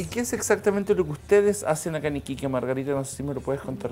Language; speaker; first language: Spanish; native; Spanish